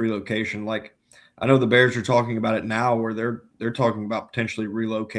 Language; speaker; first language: English; native; English